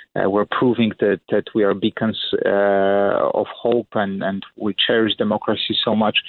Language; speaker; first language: English; non-native, fluent; Polish